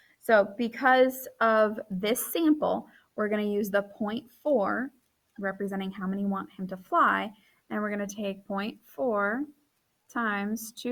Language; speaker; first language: English; native; English